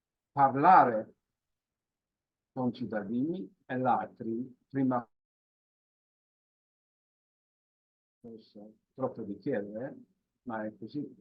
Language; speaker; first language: Italian; non-native, fluent; Polish